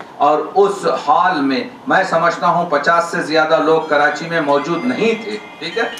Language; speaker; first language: Urdu; native; Urdu